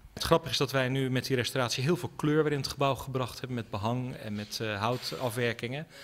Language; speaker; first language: Dutch; native; Dutch